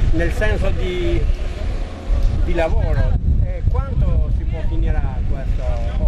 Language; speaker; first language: Italian; non-native, learner; Albanian